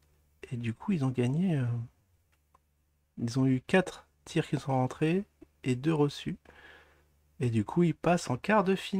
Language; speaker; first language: French; native; French